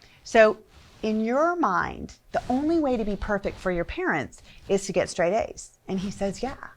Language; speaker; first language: English; native; English